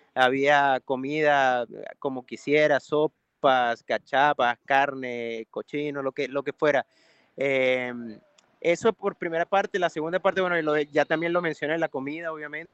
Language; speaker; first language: Spanish; native; Spanish